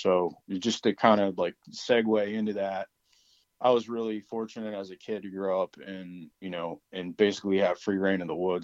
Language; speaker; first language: English; native; English